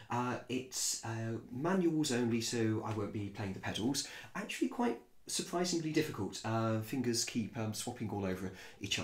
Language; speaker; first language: English; native; English